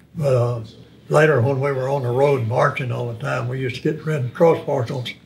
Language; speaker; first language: English; native; English